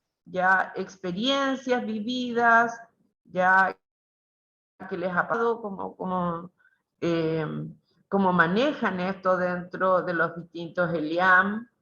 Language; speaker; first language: Spanish; native; Spanish